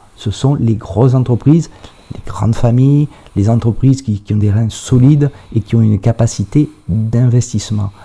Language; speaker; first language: French; native; French